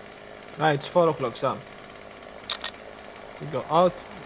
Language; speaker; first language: English; non-native, learner; Portuguese